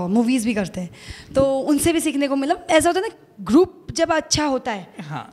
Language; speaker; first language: Hindi; native; Hindi